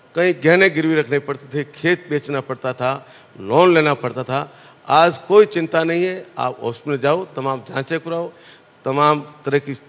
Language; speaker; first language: Hindi; native; Hindi